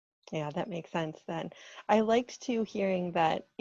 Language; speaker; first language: English; native; English